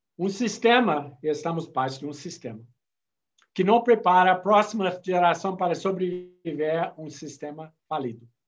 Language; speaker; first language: Portuguese; non-native, fluent; English